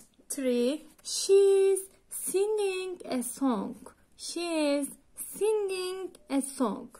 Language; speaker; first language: English; non-native, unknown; Turkish